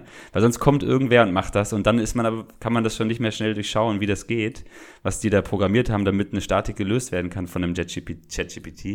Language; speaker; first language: German; native; German